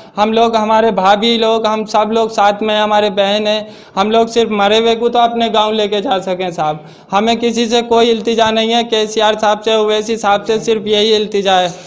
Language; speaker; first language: Hindi; native; Hindi